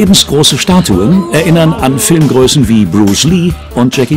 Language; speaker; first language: German; native; German